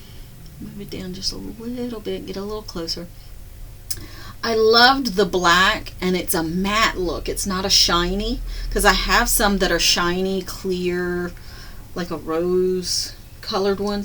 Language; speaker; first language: English; native; English